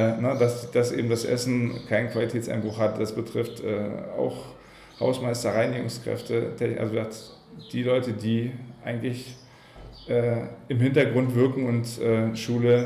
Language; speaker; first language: German; native; German